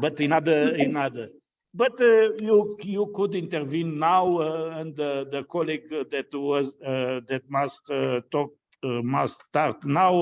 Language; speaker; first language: English; non-native, fluent; Romanian